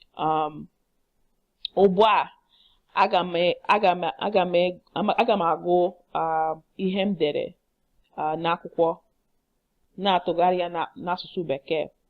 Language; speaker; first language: Igbo; non-native, learner; English